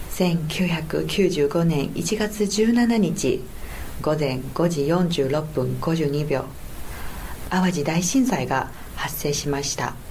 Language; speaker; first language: Japanese; non-native, fluent; Chinese